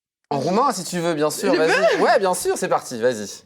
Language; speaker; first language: French; native; French